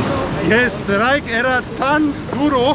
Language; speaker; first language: Spanish; non-native, learner; German